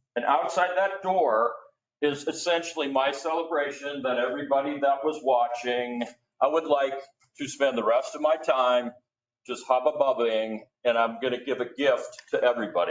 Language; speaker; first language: English; native; English